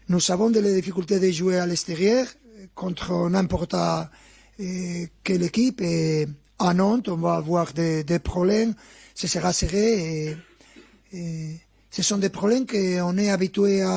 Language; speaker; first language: French; non-native, fluent; Spanish